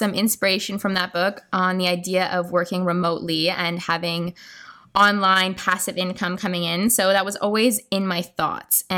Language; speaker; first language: English; native; English